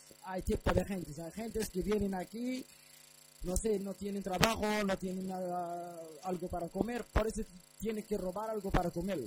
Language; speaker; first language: Spanish; non-native, learner; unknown